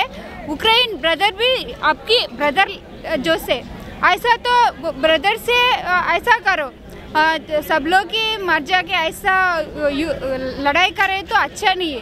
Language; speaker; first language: Hindi; non-native, local second language; Telugu